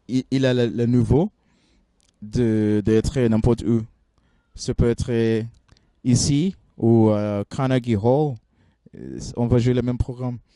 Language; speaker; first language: French; non-native, fluent; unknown